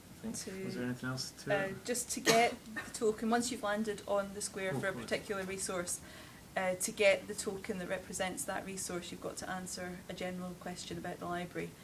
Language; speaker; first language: English; native; English